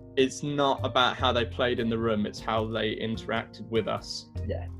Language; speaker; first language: English; native; English